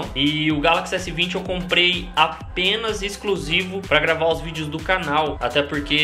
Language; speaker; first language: Portuguese; native; Portuguese